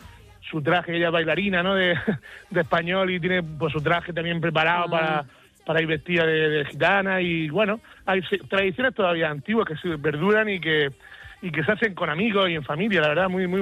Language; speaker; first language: Spanish; native; Spanish